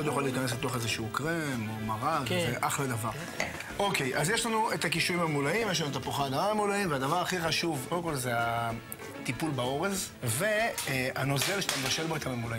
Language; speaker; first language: Hebrew; native; Hebrew